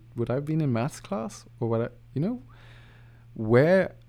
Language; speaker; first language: English; native; English